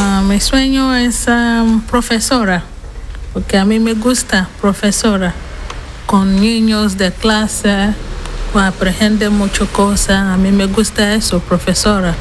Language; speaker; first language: Spanish; non-native, learner; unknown